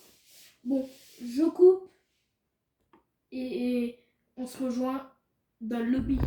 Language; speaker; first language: French; native; French